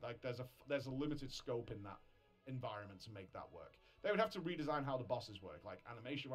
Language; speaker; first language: English; native; English